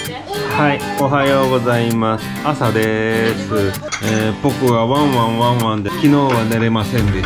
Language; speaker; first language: Japanese; native; Japanese